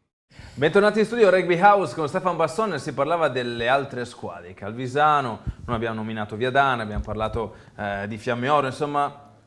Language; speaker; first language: Italian; native; Italian